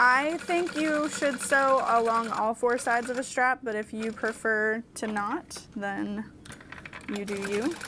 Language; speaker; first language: English; native; English